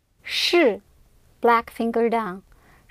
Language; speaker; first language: Chinese; non-native, learner; English